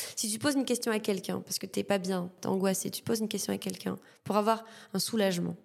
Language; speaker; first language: French; native; French